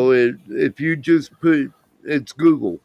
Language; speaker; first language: English; native; English